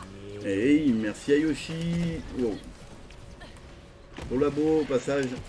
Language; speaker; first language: French; native; French